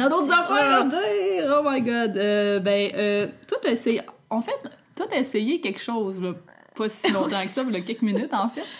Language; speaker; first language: French; native; French